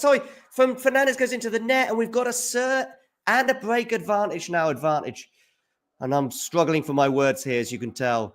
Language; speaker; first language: English; native; English